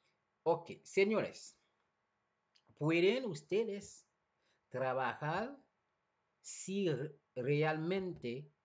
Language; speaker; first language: Spanish; non-native, fluent; Haitian Creole